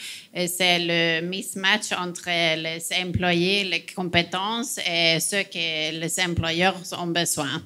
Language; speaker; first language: French; non-native, fluent; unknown